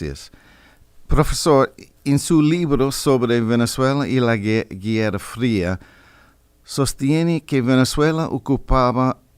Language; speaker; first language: Spanish; non-native, fluent; English